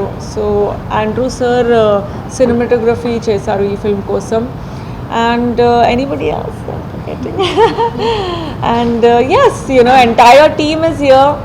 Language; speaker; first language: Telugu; non-native, fluent; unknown